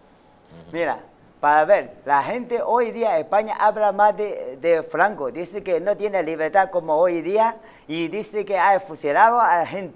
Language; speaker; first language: Spanish; non-native, learner; Chinese